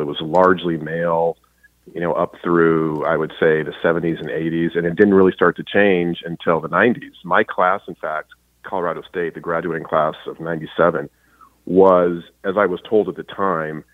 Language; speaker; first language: English; native; English